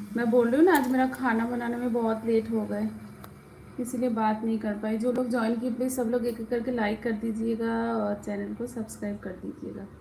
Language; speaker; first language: Hindi; non-native, local second language; Bangla